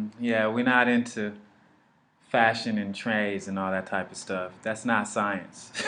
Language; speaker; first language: English; native; English